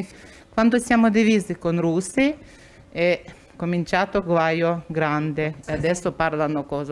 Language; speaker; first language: Italian; non-native, learner; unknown